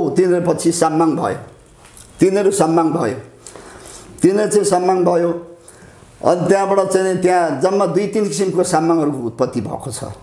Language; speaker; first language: Nepali; non-native, local second language; Limbu